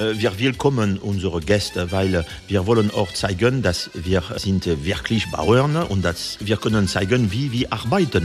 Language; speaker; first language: German; non-native, learner; French